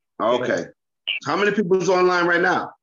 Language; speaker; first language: English; native; English